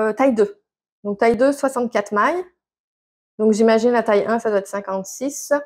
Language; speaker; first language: French; native; French